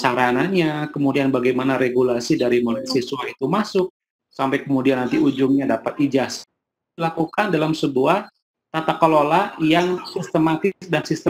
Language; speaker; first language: Indonesian; native; Indonesian